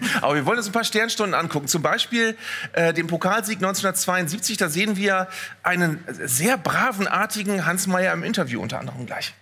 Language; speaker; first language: German; native; German